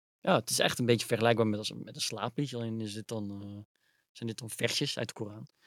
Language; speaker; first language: Dutch; early bilingual, other home language; Arabic